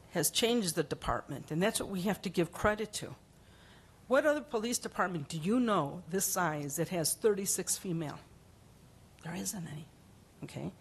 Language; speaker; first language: English; early bilingual, other home language; Spanish